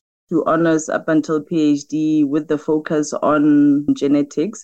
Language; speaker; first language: English; non-native, local second language; Tswana